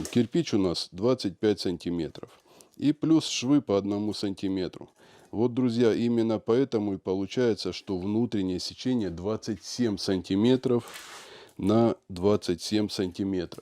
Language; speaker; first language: Russian; native; Russian